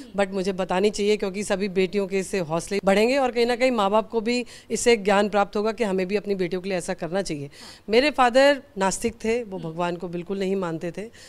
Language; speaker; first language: Hindi; native; Hindi